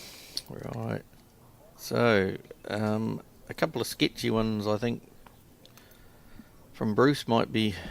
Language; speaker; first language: English; native; English